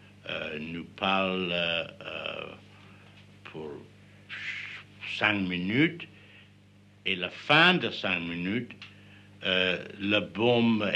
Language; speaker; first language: French; non-native, learner; English